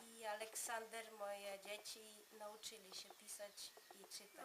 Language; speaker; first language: Polish; early bilingual, heritage; Polish